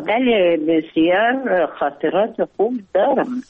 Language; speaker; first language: Persian; non-native, fluent; Arabic